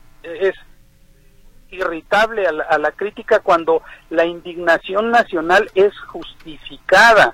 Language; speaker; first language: Spanish; native; Spanish